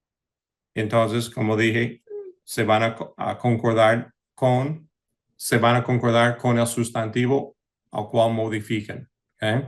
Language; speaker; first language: Spanish; early bilingual, heritage; English